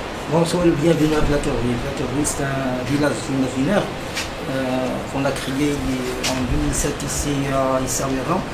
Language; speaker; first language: French; non-native, local second language; Arabic